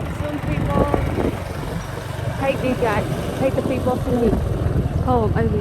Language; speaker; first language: English; non-native, learner; Khmer